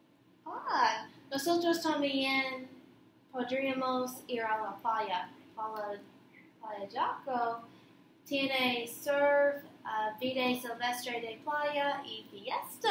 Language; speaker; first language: Spanish; non-native, learner; English